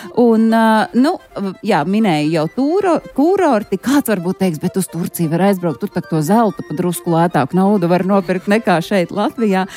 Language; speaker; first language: Latvian; native; Latvian